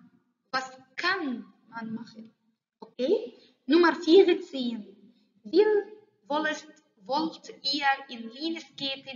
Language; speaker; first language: German; non-native, learner; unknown